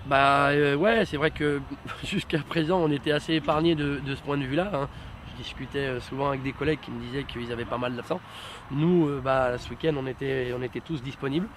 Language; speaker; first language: French; native; French